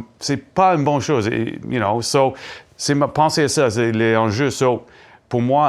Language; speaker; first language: French; non-native, learner; English